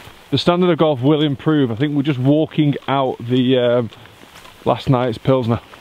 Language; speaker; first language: English; native; English